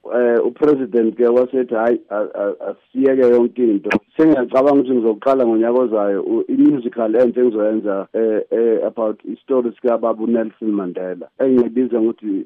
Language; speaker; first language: Zulu; native; Zulu